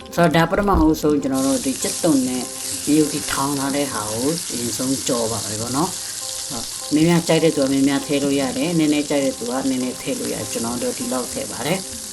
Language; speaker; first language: Burmese; non-native, local second language; Pa'o Karen